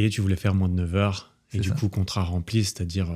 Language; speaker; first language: French; native; French